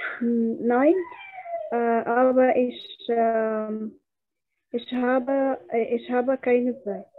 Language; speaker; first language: German; non-native, learner; Arabic